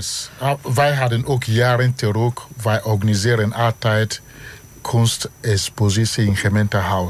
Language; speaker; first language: Dutch; non-native, learner; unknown